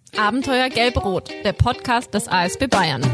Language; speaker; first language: German; native; German